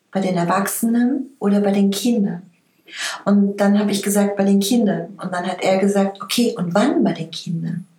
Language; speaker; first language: German; native; German